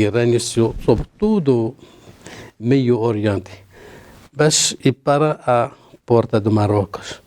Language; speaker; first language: Portuguese; non-native, learner; Arabic